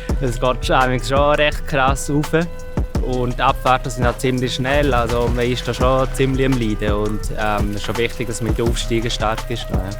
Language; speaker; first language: German; native; German